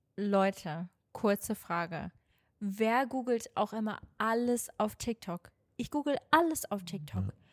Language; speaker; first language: German; non-native, fluent; Portuguese